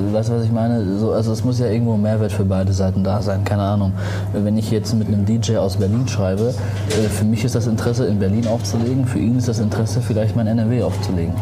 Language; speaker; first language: German; early bilingual, other home language; Arabic